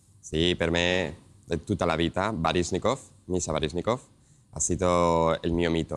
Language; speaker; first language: Italian; non-native, learner; Spanish